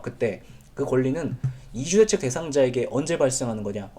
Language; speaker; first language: Korean; native; Korean